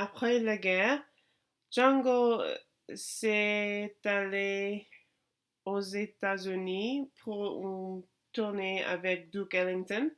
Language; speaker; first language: French; non-native, learner; English